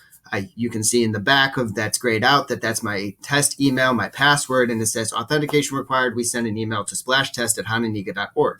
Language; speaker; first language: English; native; English